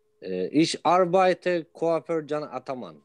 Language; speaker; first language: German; non-native, learner; Turkish